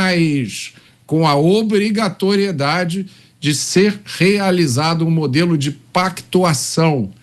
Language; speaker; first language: Portuguese; native; Portuguese